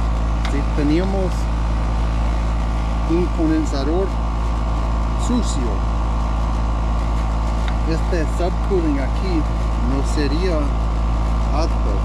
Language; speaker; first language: Spanish; non-native, fluent; English